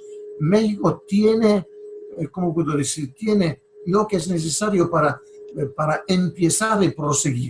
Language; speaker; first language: Spanish; non-native, fluent; Italian